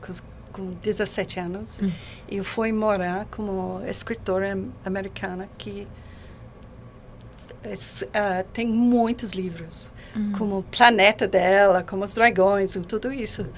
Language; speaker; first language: Portuguese; non-native, learner; English